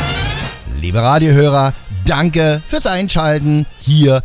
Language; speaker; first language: German; native; German